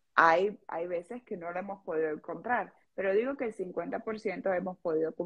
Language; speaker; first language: Spanish; native; Spanish